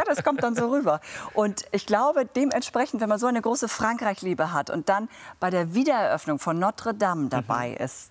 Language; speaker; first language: German; native; German